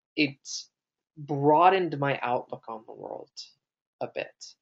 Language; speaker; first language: English; native; English